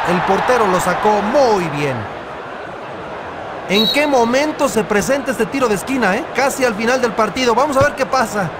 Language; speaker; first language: Spanish; native; Spanish